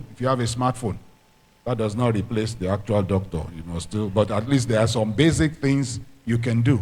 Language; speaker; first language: English; non-native, local second language; Yoruba